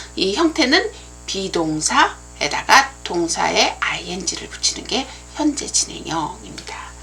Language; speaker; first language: Korean; native; Korean